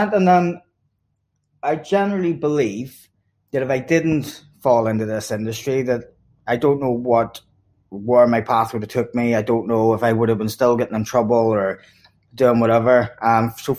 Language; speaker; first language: English; native; English